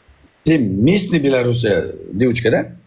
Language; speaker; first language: Russian; non-native, learner; Uzbek